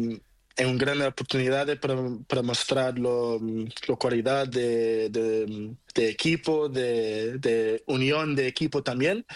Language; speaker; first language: Spanish; non-native, learner; Portuguese